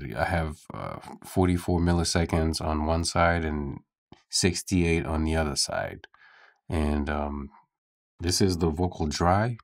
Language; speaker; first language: English; native; English